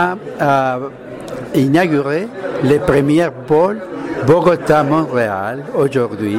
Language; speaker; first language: French; non-native, learner; Spanish